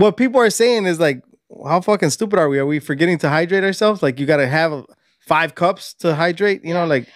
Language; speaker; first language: English; early bilingual, other home language; Spanish